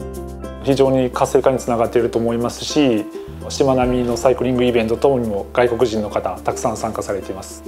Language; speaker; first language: Japanese; native; Japanese